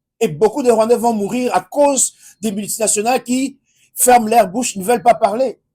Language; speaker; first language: French; non-native, local second language; Lingala